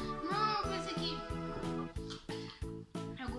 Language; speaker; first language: Portuguese; early bilingual, heritage; Portuguese